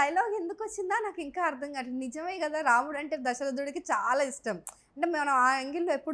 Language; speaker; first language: Telugu; native; Telugu